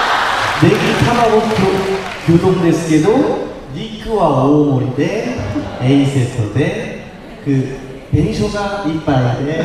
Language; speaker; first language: Japanese; non-native, learner; Korean